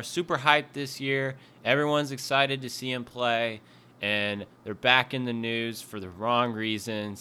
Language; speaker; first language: English; native; English